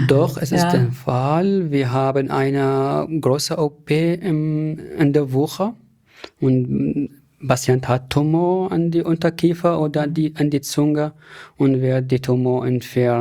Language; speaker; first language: German; non-native, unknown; Arabic